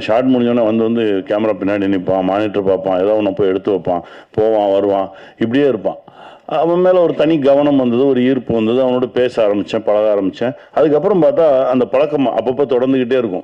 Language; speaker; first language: Tamil; native; Tamil